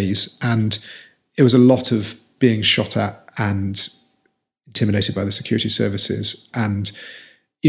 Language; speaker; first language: English; native; English